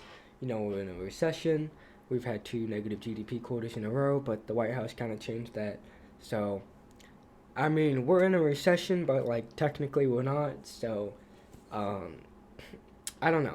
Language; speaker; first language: English; native; English